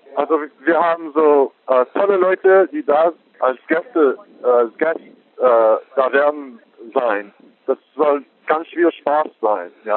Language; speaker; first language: German; non-native, fluent; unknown